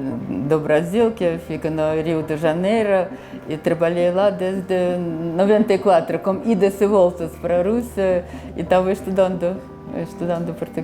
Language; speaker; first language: Portuguese; non-native, fluent; Russian